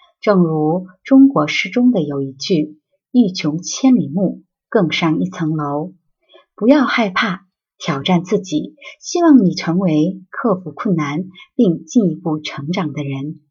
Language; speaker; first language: Chinese; non-native, fluent; Korean